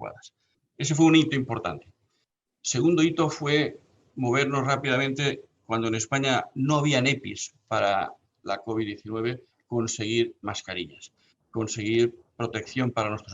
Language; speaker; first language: Spanish; native; Spanish